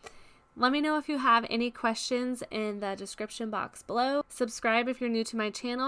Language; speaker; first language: English; native; English